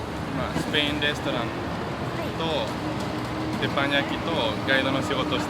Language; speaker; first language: Japanese; non-native, fluent; Spanish